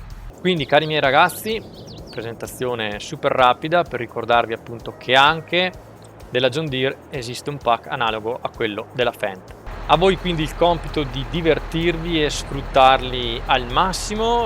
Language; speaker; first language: Italian; native; Italian